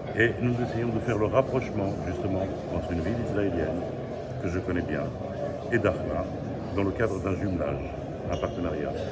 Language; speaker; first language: French; native; French